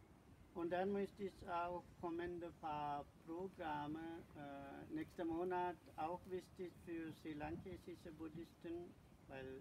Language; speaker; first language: German; non-native, learner; Sinhala